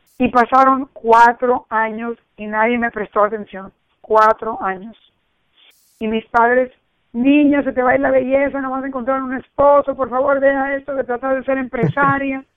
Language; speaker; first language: Spanish; early bilingual, heritage; Spanish